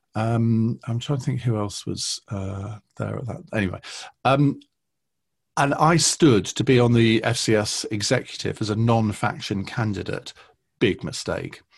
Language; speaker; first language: English; native; English